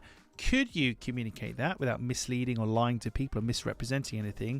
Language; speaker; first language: English; native; English